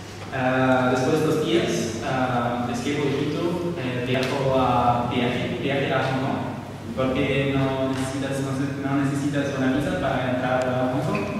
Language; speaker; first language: Spanish; non-native, learner; Arabic